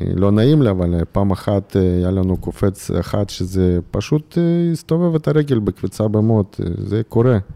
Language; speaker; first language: Hebrew; non-native, fluent; Russian